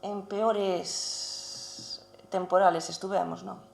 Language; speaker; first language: Spanish; non-native, local second language; Galician